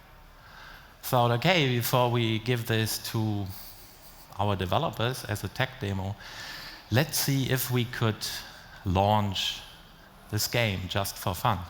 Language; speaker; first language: English; non-native, fluent; German